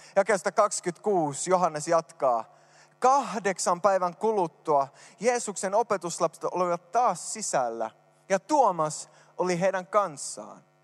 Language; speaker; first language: Finnish; early bilingual, heritage; Finnish